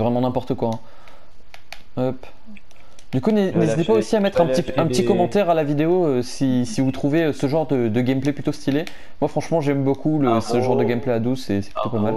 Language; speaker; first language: French; native; French